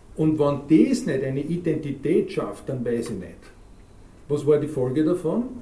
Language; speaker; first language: German; native; German